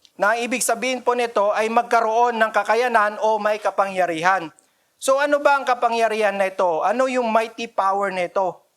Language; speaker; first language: Filipino; non-native, local second language; Cebuano